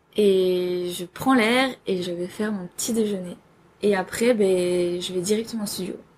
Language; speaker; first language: French; native; French